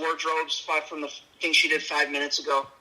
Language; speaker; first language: English; native; English